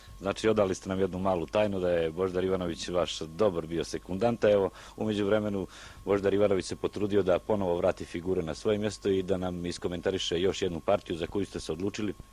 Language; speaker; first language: Bosnian; native; Bosnian